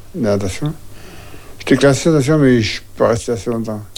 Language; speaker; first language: French; native; French